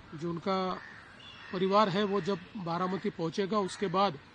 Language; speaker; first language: Hindi; non-native, local second language; Marathi